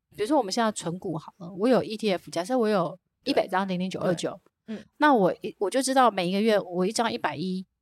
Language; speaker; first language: Chinese; native; Chinese